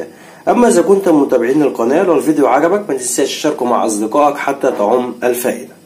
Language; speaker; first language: Arabic; native; Arabic